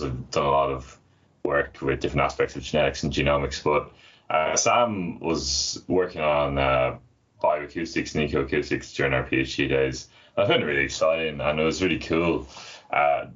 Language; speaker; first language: English; native; English